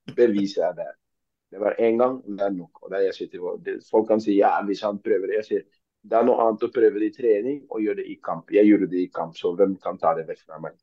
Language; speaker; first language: Norwegian; early bilingual, other home language; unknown